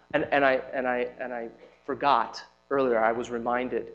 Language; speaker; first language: English; native; English